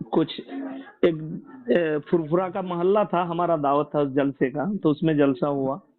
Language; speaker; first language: Urdu; non-native, local second language; Bangla